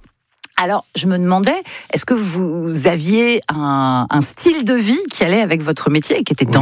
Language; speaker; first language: French; native; French